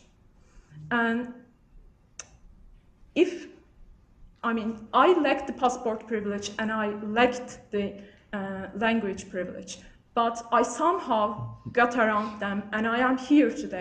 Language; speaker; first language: English; non-native, fluent; Turkish